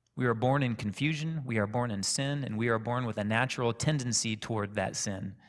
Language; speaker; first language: English; native; English